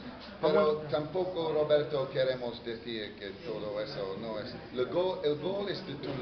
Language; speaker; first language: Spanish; non-native, fluent; English